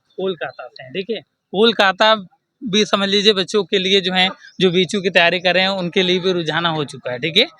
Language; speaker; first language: Hindi; native; Hindi